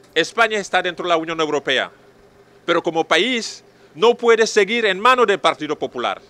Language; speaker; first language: Spanish; non-native, fluent; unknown